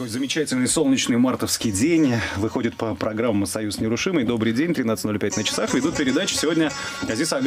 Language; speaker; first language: Russian; native; Russian